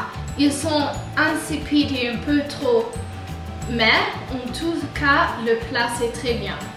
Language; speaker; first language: French; non-native, learner; English